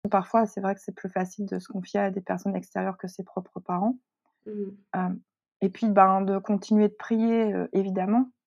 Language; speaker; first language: French; native; French